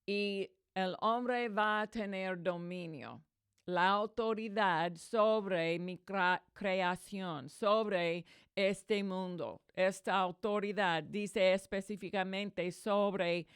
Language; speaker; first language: Spanish; non-native, fluent; English